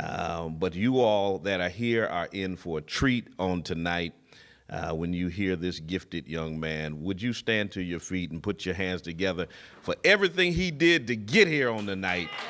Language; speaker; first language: English; native; English